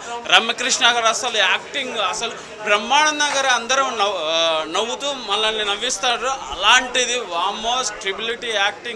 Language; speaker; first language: Telugu; native; Telugu